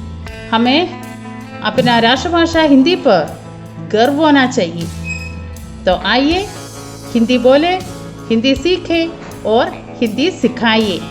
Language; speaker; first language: Hindi; non-native, local second language; Malayalam